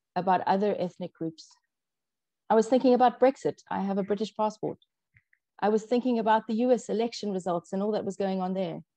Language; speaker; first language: English; native; English